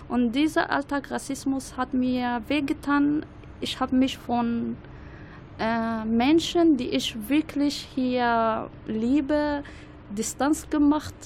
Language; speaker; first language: German; non-native, learner; Arabic